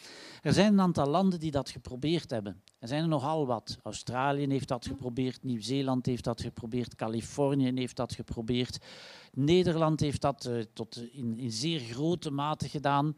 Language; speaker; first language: Dutch; native; Dutch